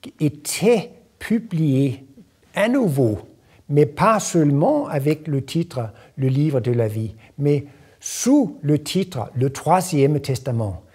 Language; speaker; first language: French; non-native, fluent; Danish